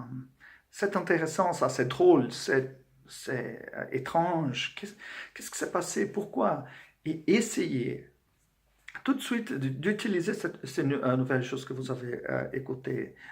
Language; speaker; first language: French; non-native, fluent; Portuguese